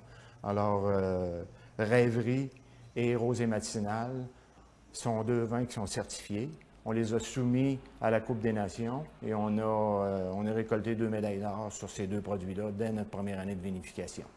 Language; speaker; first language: French; native; French